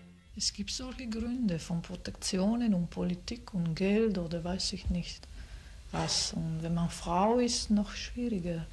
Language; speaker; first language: German; non-native, fluent; Italian